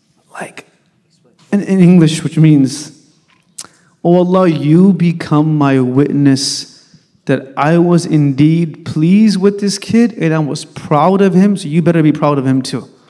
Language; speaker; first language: English; native; English